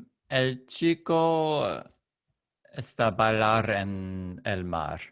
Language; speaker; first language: Spanish; non-native, learner; English